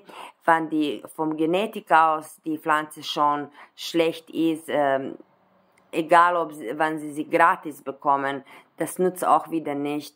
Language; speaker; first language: German; non-native, fluent; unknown